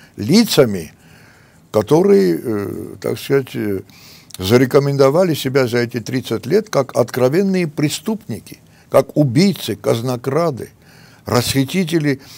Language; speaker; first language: Russian; non-native, local second language; Armenian